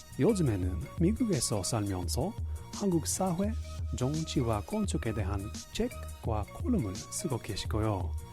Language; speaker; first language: Korean; non-native, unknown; English